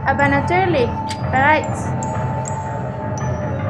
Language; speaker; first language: German; non-native, learner; Spanish